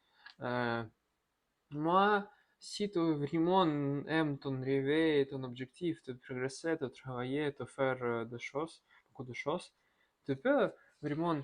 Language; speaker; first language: French; non-native, learner; Russian